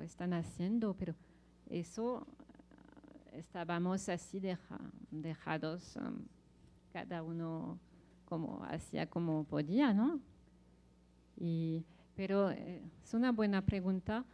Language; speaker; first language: Spanish; non-native, fluent; French